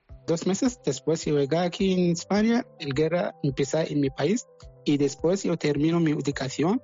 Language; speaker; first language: Spanish; non-native, local second language; Arabic